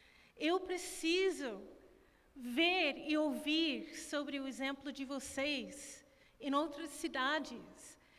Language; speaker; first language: Portuguese; non-native, fluent; English